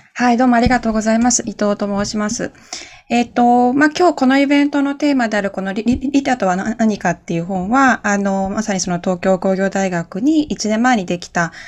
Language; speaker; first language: Japanese; native; Japanese